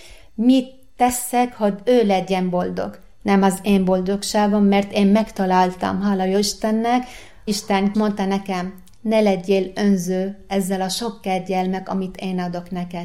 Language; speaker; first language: Hungarian; non-native, learner; Arabic